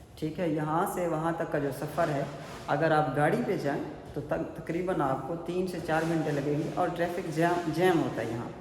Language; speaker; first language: Urdu; non-native, local second language; Punjabi